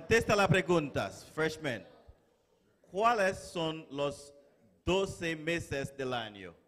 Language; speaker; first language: Spanish; non-native, fluent; English